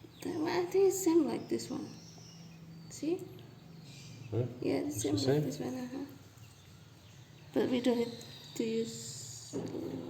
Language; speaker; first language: English; non-native, local second language; Javanese